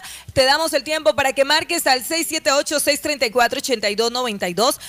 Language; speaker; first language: Spanish; native; Spanish